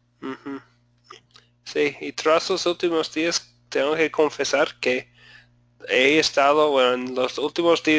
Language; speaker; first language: Spanish; non-native, fluent; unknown